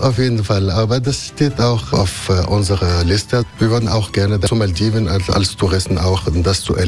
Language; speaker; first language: German; non-native, fluent; Arabic